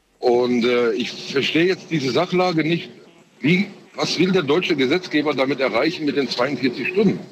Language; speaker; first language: German; early bilingual, other home language; Turkish